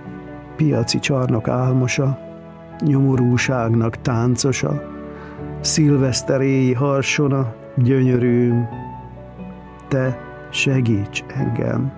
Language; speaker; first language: Hungarian; native; Hungarian